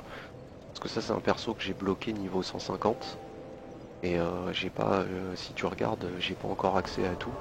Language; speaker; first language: French; native; French